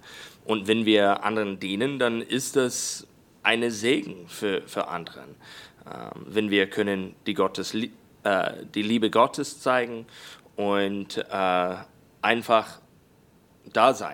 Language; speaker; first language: German; non-native, learner; English